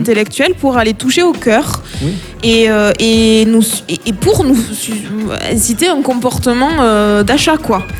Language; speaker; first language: French; native; French